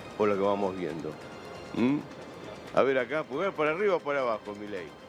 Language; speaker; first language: Spanish; native; Spanish